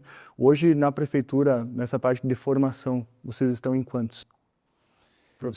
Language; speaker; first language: Portuguese; native; Portuguese